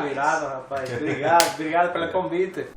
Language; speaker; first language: Portuguese; non-native, learner; English